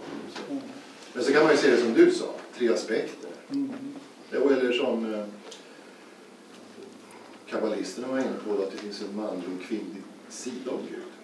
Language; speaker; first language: Swedish; native; Swedish